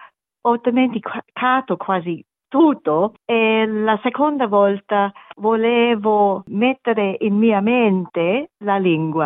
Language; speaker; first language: Italian; non-native, learner; German